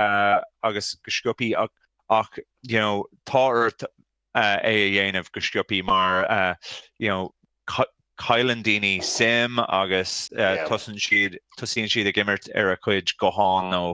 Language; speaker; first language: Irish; non-native, learner; English